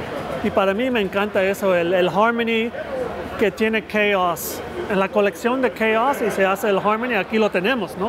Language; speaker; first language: Spanish; early bilingual, heritage; Spanish